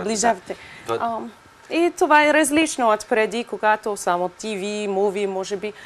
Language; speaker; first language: Bulgarian; non-native, learner; English